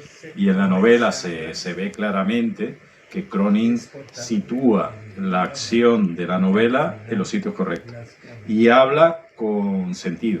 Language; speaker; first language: Spanish; native; Spanish